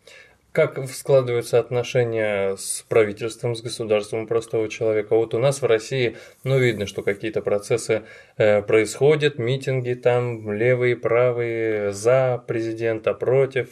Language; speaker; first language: Russian; native; Russian